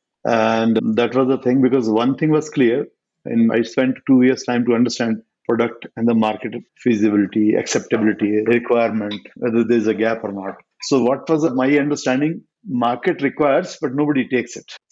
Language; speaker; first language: English; non-native, local second language; Hindi